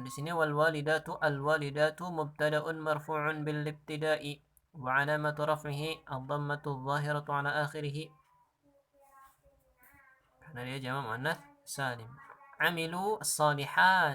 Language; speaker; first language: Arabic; non-native, fluent; Indonesian